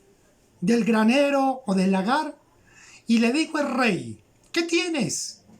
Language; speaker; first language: Spanish; native; Spanish